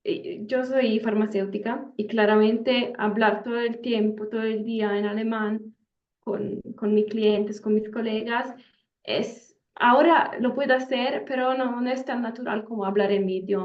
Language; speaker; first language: Spanish; non-native, fluent; Italian